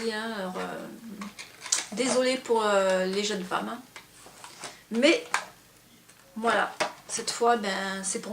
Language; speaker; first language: French; native; French